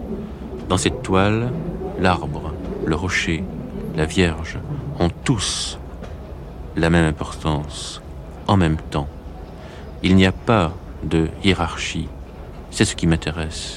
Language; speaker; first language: French; native; French